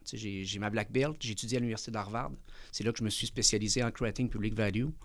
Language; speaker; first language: French; early bilingual, other home language; Spanish